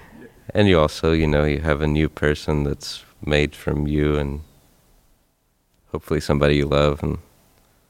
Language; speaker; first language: English; native; English